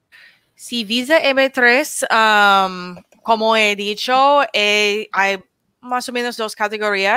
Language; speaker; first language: Spanish; non-native, learner; English